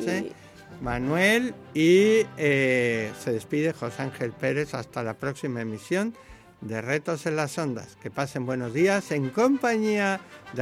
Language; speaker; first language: Spanish; native; Spanish